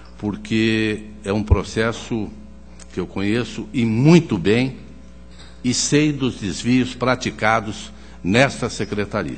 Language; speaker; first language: Portuguese; native; Portuguese